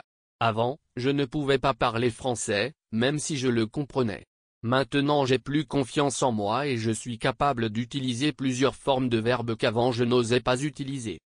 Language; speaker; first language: French; non-native, learner; Chinese